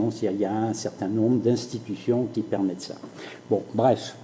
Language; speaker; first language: French; native; French